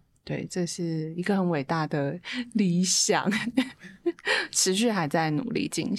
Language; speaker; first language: Chinese; native; Chinese